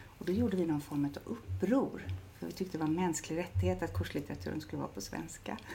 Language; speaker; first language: Swedish; native; Swedish